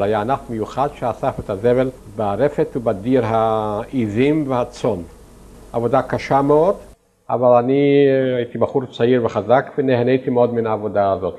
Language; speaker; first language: Hebrew; non-native, fluent; Yiddish